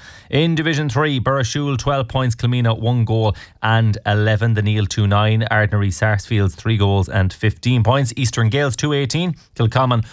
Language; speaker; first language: English; native; English